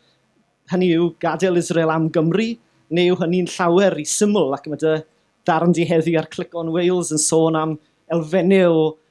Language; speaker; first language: Welsh; native; Welsh